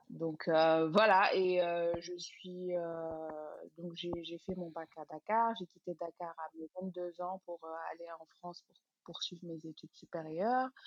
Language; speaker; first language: French; non-native, local second language; Serer